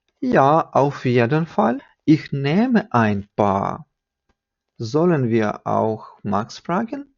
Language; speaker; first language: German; non-native, fluent; Ukrainian